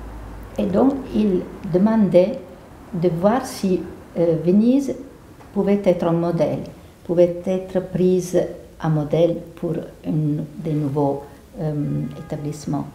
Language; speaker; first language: French; non-native, fluent; Italian